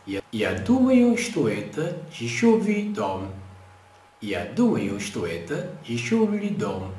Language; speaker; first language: Russian; non-native, learner; Portuguese